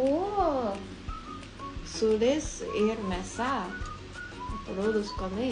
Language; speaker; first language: Lithuanian; non-native, learner; Japanese